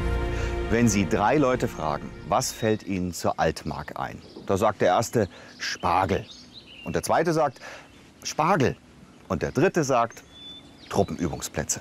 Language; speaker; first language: German; native; German